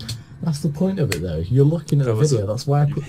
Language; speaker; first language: English; native; English